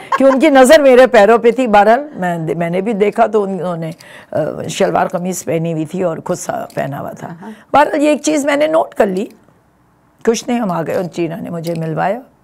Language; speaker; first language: Urdu; native; Urdu